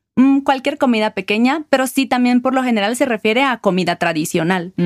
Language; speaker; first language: Spanish; native; Spanish